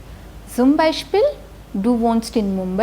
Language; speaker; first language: German; non-native, fluent; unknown